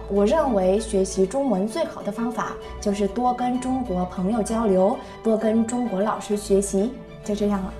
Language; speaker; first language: Chinese; non-native, fluent; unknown